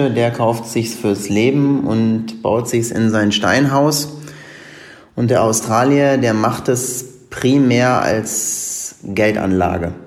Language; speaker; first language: German; native; German